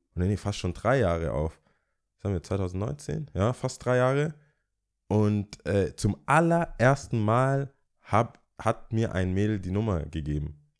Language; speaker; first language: German; early bilingual, other home language; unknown